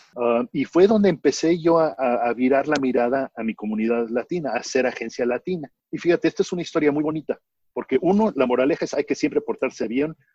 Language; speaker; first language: Spanish; native; Spanish